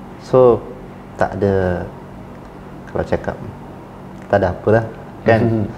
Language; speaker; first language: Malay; non-native, local second language; Tamil